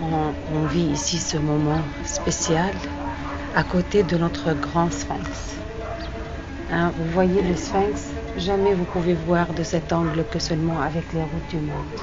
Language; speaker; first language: French; non-native, fluent; Arabic